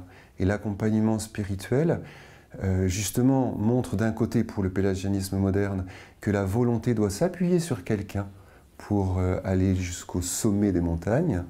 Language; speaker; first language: French; native; French